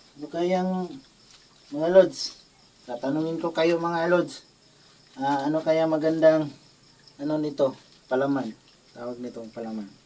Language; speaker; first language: Filipino; non-native, local second language; Cebuano